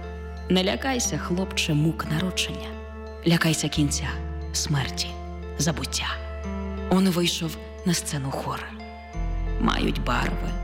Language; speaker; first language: Ukrainian; native; Ukrainian